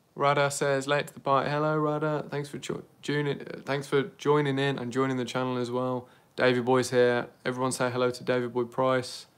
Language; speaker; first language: English; native; English